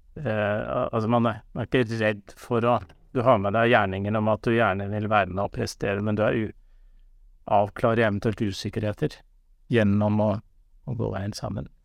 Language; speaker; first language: Norwegian; native; Norwegian